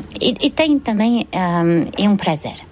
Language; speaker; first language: Portuguese; early bilingual, heritage; French